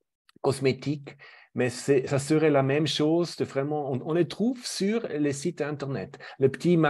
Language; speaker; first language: French; non-native, fluent; German